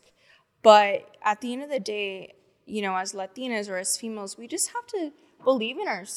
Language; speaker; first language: English; native; English